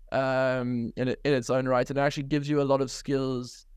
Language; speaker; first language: English; native; English